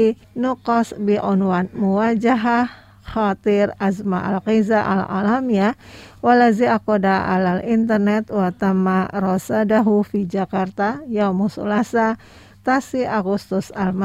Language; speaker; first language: Arabic; non-native, fluent; Indonesian